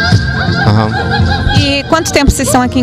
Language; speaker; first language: Portuguese; native; Portuguese